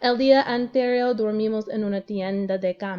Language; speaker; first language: Spanish; non-native, fluent; English